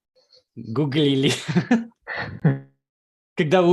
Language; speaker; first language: Russian; non-native, fluent; English